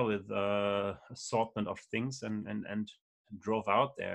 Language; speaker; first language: English; non-native, fluent; German